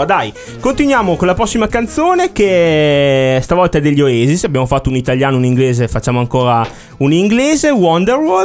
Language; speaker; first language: Italian; native; Italian